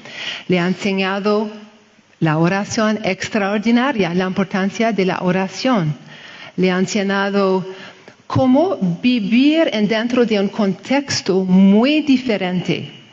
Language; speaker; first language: Spanish; non-native, fluent; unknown